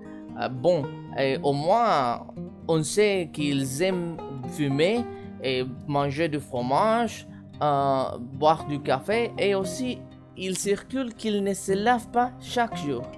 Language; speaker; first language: French; non-native, fluent; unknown